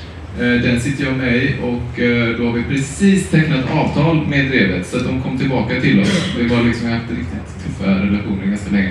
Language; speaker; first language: Swedish; native; Swedish